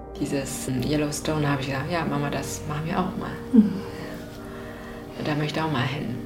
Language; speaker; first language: German; non-native, fluent; Chinese